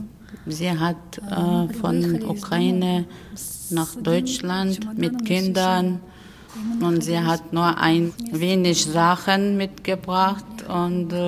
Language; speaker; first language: German; non-native, fluent; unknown